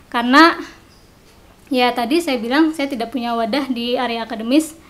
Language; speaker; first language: Indonesian; non-native, local second language; Sundanese